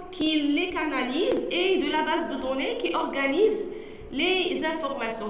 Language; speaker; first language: French; non-native, local second language; Arabic